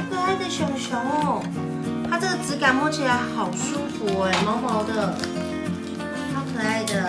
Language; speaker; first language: Chinese; native; Chinese